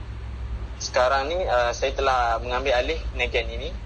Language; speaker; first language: Malay; native; Malay